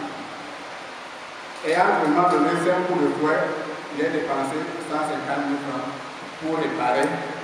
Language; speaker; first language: French; non-native, local second language; Basaa